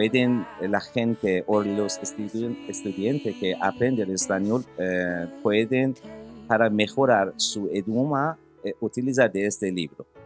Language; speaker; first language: Spanish; non-native, learner; Persian